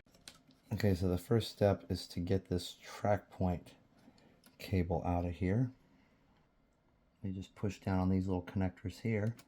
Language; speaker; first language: English; native; English